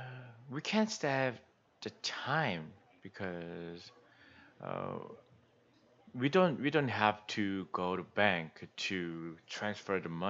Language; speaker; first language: English; non-native, learner; Korean